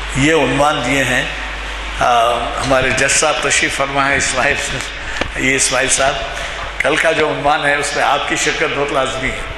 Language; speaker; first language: Urdu; native; Urdu